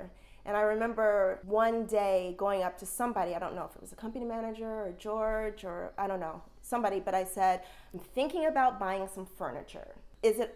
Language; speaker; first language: English; native; English